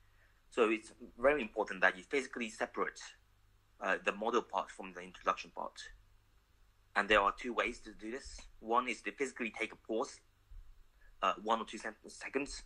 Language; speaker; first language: English; non-native, fluent; Japanese